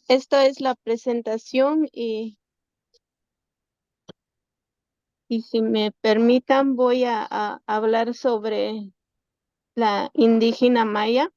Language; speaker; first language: Spanish; non-native, local second language; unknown